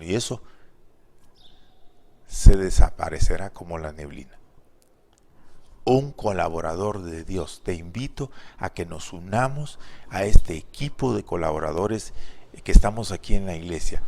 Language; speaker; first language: Spanish; native; Spanish